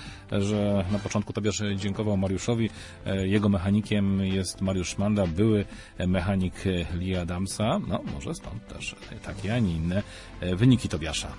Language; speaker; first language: Polish; native; Polish